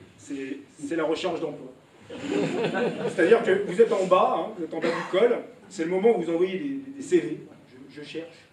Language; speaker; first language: French; native; French